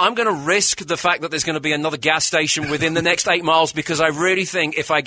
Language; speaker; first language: English; native; English